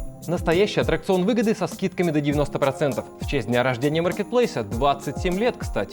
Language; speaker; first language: Russian; native; Russian